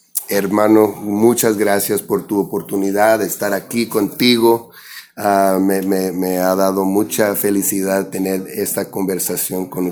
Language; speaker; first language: Spanish; early bilingual, heritage; English